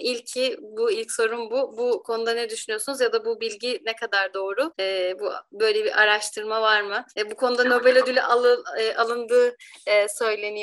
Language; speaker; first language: Turkish; native; Turkish